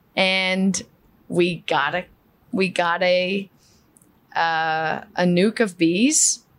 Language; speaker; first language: English; early bilingual, other home language; Spanish